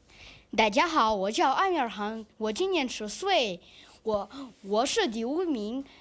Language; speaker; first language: Chinese; non-native, learner; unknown